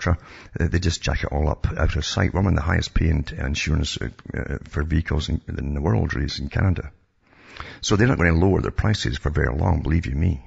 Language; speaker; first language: English; native; English